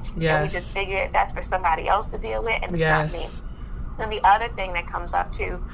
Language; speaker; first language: English; native; English